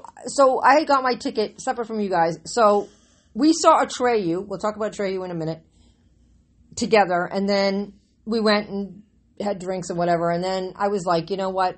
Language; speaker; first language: English; native; English